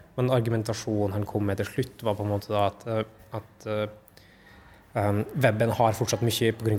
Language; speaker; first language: Norwegian; native; Norwegian